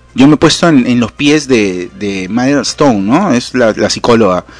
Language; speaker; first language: Spanish; native; Spanish